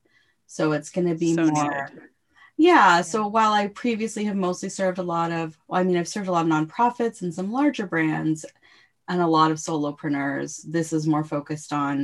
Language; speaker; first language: English; native; English